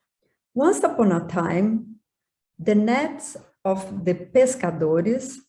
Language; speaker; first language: English; non-native, learner; Portuguese